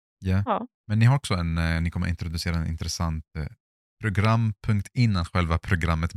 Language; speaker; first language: Swedish; non-native, fluent; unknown